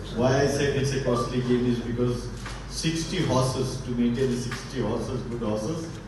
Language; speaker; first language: English; non-native, local second language; Telugu